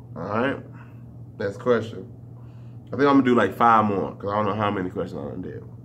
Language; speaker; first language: English; native; English